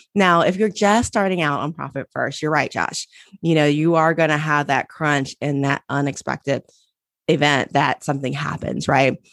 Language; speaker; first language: English; native; English